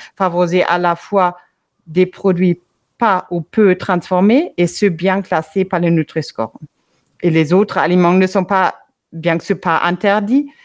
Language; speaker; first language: French; non-native, fluent; German